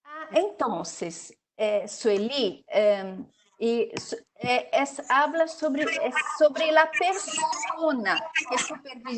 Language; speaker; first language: Spanish; non-native, learner; Portuguese